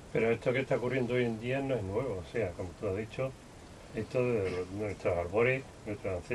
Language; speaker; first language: Spanish; native; Spanish